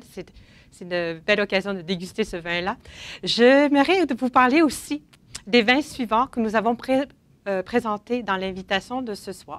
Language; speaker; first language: French; native; French